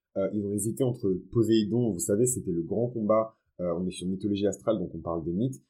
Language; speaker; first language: French; early bilingual, other home language; Fon